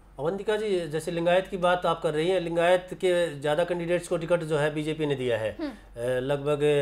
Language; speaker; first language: Hindi; native; Hindi